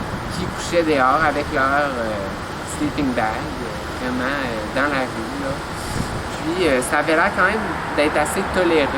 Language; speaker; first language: French; native; French